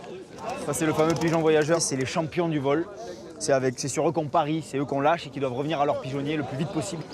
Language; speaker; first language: French; native; French